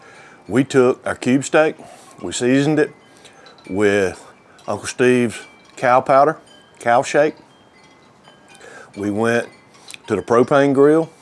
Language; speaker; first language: English; native; English